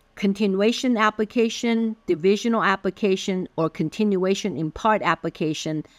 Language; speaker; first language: English; early bilingual, other home language; Min Nan Chinese